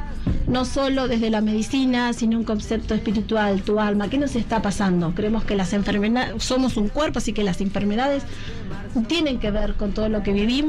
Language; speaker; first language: Spanish; native; Spanish